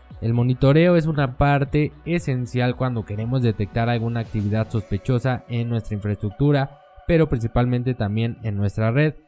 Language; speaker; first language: Spanish; native; Spanish